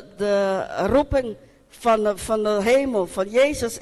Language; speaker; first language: Dutch; non-native, local second language; Papiamento